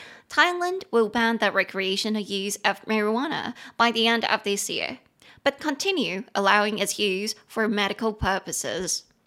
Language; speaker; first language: English; non-native, fluent; Chinese